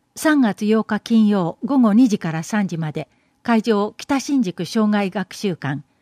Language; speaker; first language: Japanese; native; Japanese